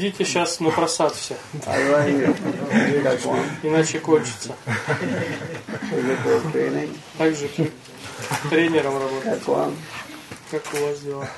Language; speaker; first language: Russian; native; Russian